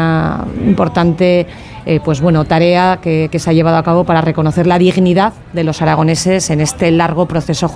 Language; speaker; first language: Spanish; native; Spanish